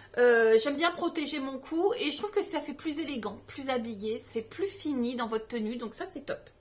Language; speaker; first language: French; native; French